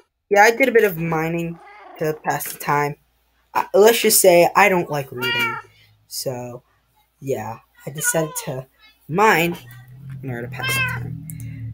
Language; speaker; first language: English; native; English